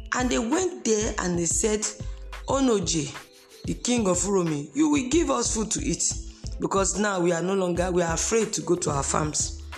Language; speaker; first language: English; non-native, local second language; Esan